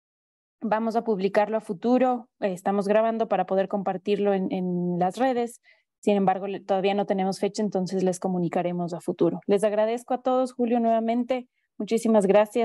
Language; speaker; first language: Spanish; native; Spanish